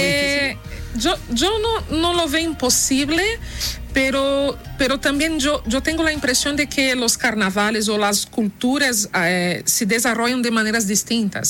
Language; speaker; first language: Spanish; non-native, fluent; Portuguese